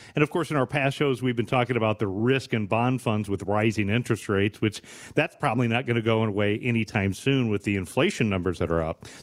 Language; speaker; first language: English; native; English